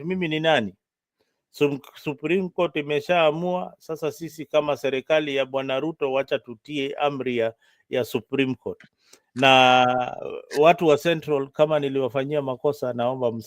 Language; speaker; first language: Swahili; non-native, local second language; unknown